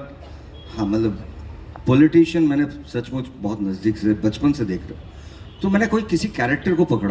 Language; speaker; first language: Hindi; non-native, local second language; Bangla